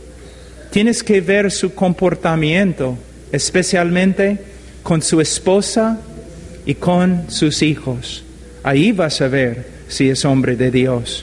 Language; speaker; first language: Spanish; non-native, fluent; English